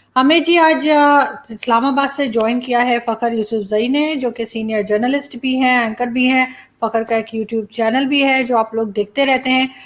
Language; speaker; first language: Urdu; native; Urdu